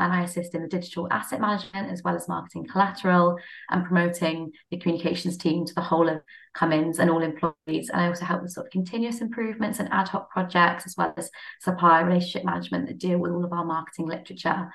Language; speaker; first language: English; native; English